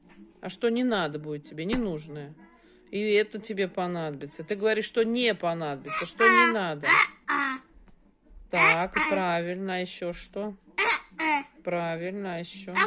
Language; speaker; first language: Russian; native; Russian